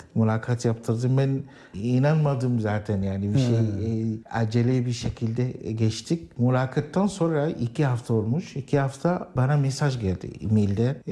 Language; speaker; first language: Turkish; non-native, learner; Arabic